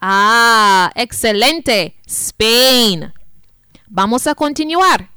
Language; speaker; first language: Spanish; non-native, fluent; English